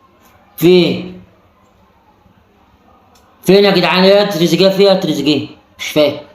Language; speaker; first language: Arabic; native; Arabic